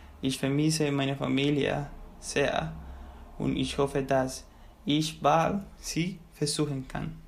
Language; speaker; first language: German; non-native, learner; Spanish